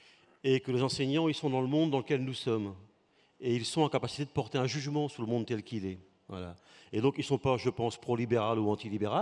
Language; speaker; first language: French; native; French